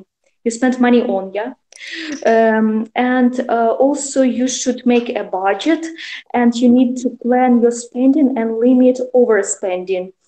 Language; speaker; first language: English; non-native, learner; Russian